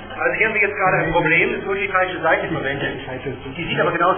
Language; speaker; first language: German; native; German